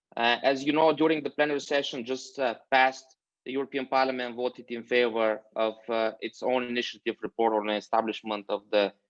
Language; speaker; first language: English; non-native, fluent; Bulgarian